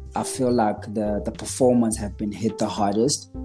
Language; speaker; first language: English; non-native, local second language; Zulu